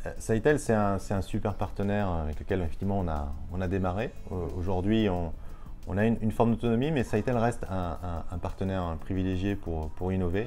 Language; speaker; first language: French; native; French